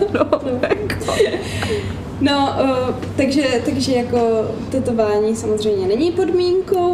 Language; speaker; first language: Czech; native; Czech